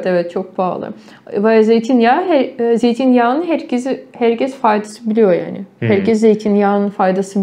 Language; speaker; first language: Turkish; non-native, fluent; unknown